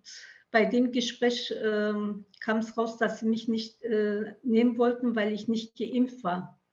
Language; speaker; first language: German; early bilingual, other home language; Turkish